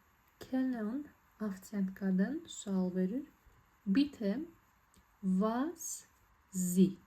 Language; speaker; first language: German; non-native, fluent; Azerbaijani